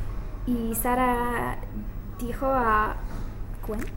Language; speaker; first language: Spanish; non-native, learner; English